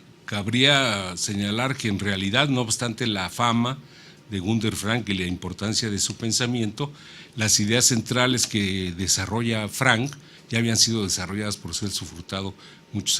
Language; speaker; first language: Spanish; native; Spanish